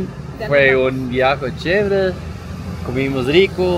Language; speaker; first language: Spanish; non-native, learner; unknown